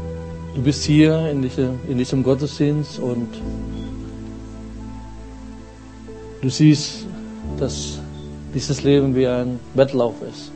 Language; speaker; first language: German; non-native, fluent; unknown